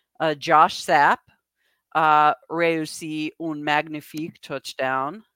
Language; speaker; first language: French; non-native, learner; English